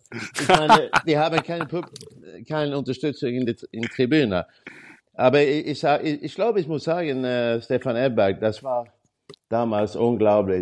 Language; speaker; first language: German; non-native, learner; Swedish